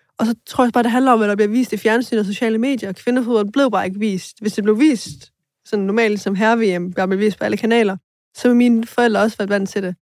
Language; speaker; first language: Danish; early bilingual, other home language; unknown